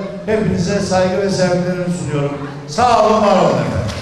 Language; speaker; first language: Turkish; native; Turkish